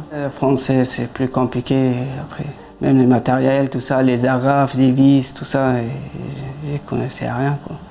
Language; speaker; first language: French; non-native, learner; Persian